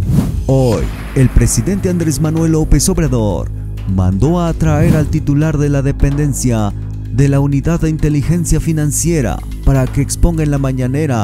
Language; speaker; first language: Spanish; native; Spanish